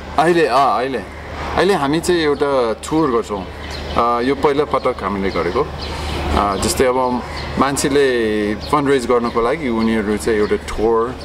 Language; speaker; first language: Nepali; non-native, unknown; English